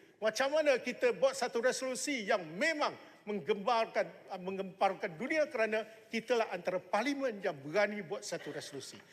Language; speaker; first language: Malay; non-native, local second language; Chinese